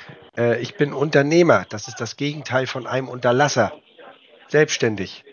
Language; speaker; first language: German; native; German